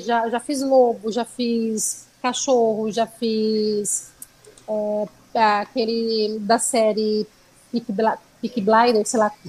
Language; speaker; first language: Portuguese; native; Portuguese